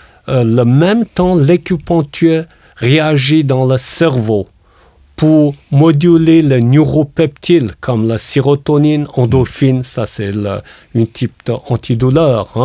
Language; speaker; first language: French; non-native, learner; Chinese